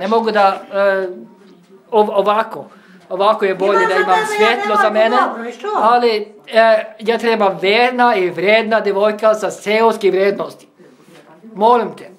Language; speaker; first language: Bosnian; non-native, learner; Norwegian